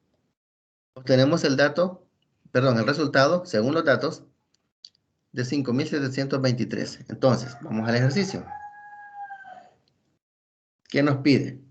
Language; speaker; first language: Spanish; native; Spanish